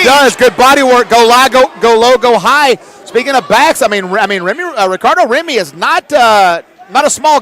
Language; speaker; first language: English; native; English